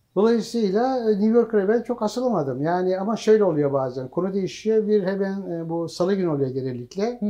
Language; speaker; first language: Turkish; native; Turkish